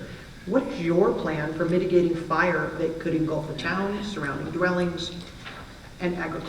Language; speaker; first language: English; native; English